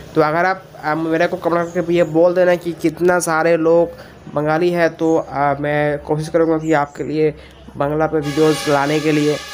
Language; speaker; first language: Hindi; non-native, local second language; Bangla